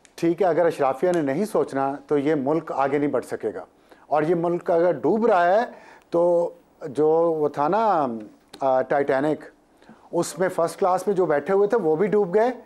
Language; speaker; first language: Urdu; non-native, local second language; Punjabi